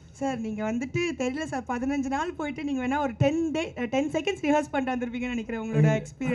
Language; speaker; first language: Tamil; native; Tamil